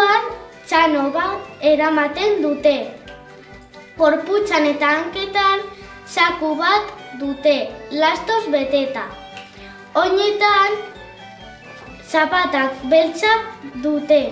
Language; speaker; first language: Basque; non-native, local second language; Spanish